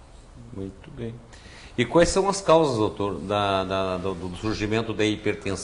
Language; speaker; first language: Portuguese; native; Portuguese